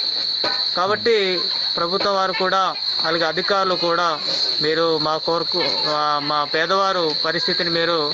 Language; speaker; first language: Telugu; native; Telugu